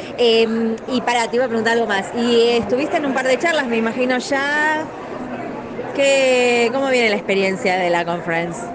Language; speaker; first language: Spanish; native; Spanish